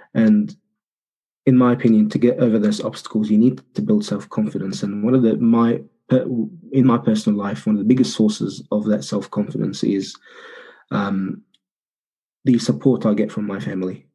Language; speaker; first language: English; early bilingual, other home language; Arabic